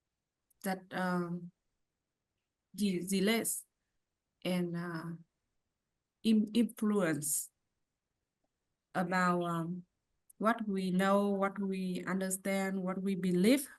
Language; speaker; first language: English; non-native, learner; Vietnamese